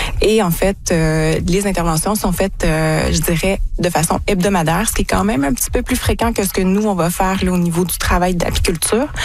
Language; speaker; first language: French; native; French